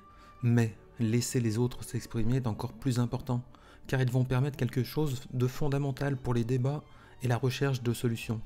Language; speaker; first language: French; native; French